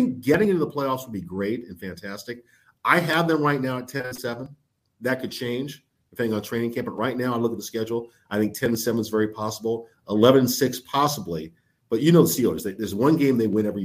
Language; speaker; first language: English; native; English